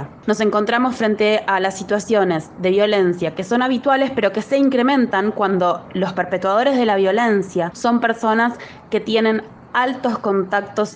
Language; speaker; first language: Spanish; native; Spanish